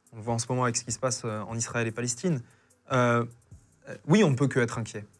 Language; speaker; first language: French; native; French